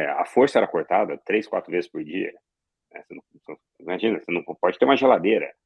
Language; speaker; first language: Portuguese; early bilingual, other home language; Arabic